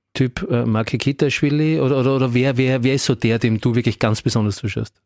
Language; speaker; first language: German; native; German